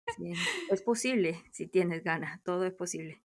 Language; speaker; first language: Spanish; non-native, fluent; Korean